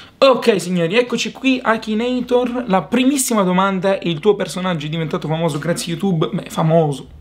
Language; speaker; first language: Italian; native; Italian